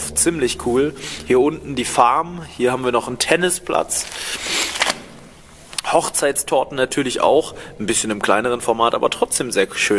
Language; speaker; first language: German; native; German